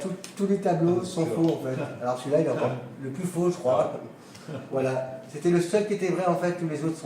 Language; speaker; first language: French; native; French